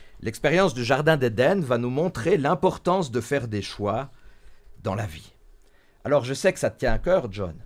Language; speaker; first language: French; native; French